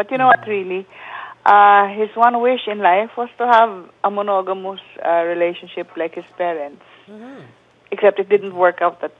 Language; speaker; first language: English; non-native, local second language; Filipino